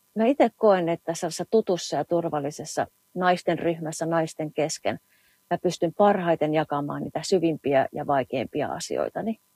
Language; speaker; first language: Finnish; native; Finnish